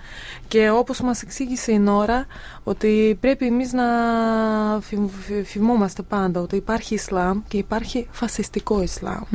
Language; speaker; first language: Greek; non-native, fluent; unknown